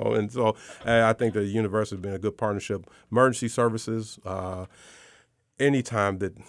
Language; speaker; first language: English; native; English